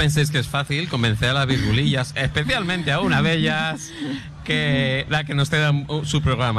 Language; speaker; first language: Spanish; native; Spanish